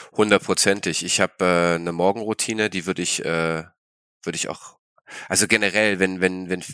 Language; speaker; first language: German; native; German